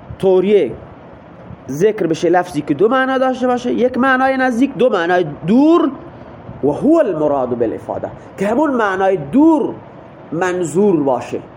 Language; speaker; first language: Persian; non-native, local second language; Baluchi